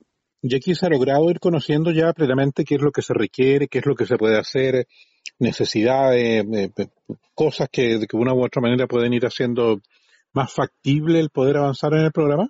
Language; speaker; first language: Spanish; native; Spanish